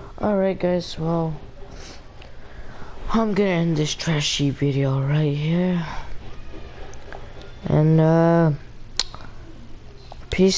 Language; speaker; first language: English; native; English